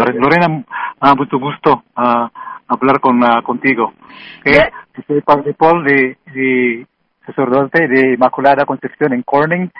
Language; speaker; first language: Spanish; non-native, learner; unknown